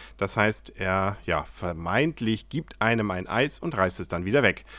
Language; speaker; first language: German; native; German